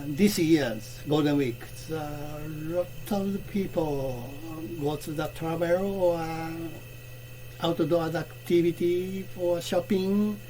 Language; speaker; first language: English; non-native, learner; Japanese